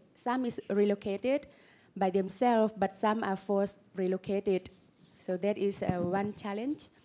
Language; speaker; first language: English; non-native, learner; Lao